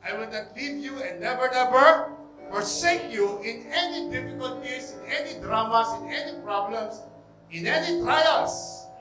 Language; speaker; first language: English; non-native, local second language; Filipino